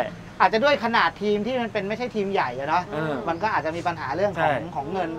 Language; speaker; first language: Thai; native; Thai